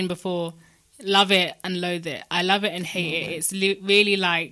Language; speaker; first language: English; native; English